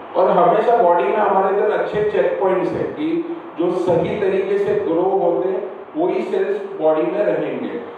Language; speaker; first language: Hindi; non-native, local second language; Marathi